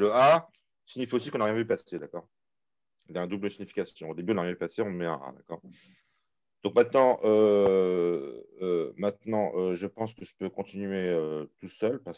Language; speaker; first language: French; native; French